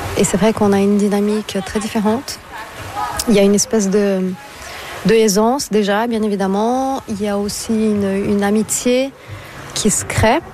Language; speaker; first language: French; non-native, fluent; Portuguese